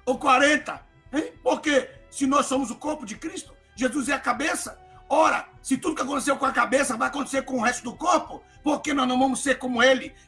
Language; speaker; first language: Portuguese; native; Portuguese